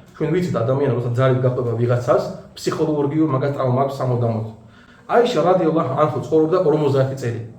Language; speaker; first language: Georgian; non-native, local second language; Azerbaijani